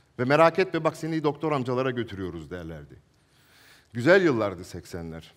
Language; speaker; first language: Turkish; non-native, local second language; Italian